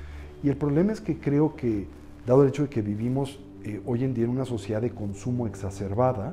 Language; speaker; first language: Spanish; native; Spanish